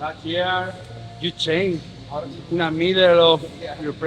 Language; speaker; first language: English; non-native, learner; Spanish